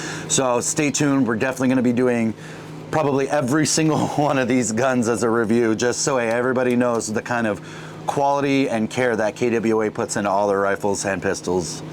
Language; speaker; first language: English; native; English